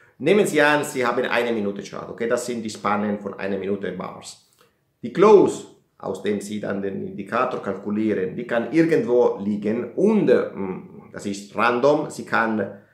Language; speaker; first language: German; non-native, fluent; Italian